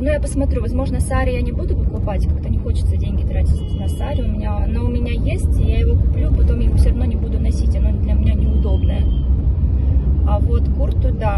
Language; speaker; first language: Russian; native; Russian